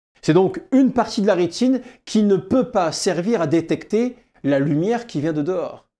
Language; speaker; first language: French; native; French